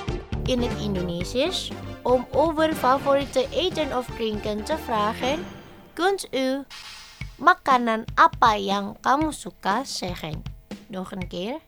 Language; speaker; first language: Dutch; non-native, learner; Indonesian